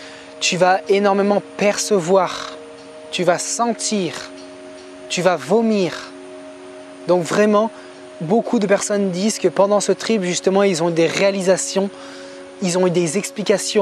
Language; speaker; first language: French; native; French